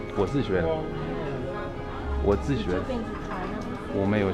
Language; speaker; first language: Chinese; non-native, fluent; English